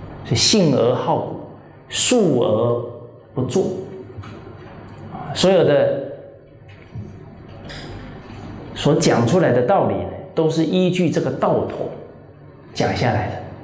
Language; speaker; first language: Chinese; native; Chinese